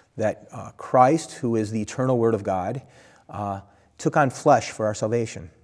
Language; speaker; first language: English; native; English